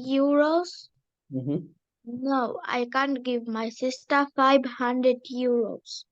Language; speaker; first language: English; non-native, learner; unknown